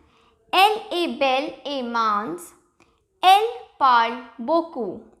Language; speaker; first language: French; non-native, fluent; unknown